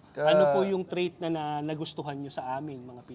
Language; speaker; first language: Filipino; native; Filipino